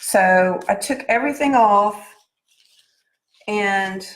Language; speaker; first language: English; native; English